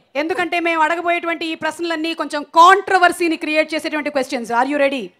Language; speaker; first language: Telugu; native; Telugu